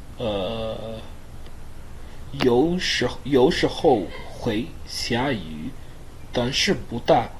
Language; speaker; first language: Chinese; non-native, learner; English